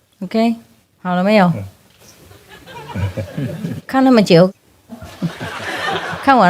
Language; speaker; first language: Chinese; non-native, fluent; Vietnamese